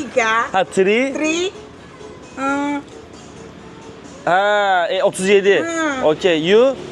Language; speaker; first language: English; non-native, learner; Turkish